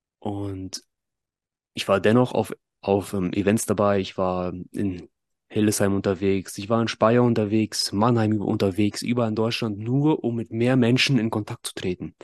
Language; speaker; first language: German; early bilingual, other home language; Russian